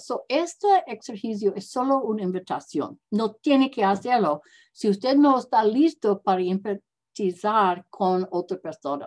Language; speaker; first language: Spanish; non-native, learner; English